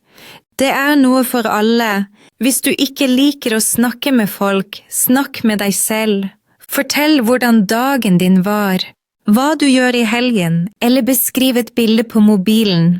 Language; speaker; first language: Norwegian; non-native, fluent; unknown